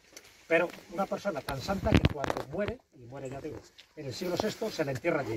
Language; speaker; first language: Spanish; native; Spanish